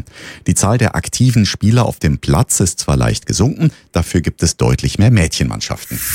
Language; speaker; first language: German; native; German